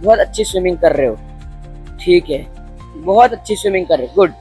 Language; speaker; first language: Hindi; native; Hindi